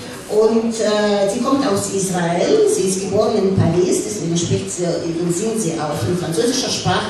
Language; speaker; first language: German; non-native, fluent; Russian